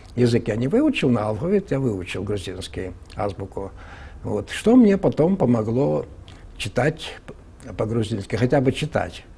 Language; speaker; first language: Russian; non-native, local second language; Ingush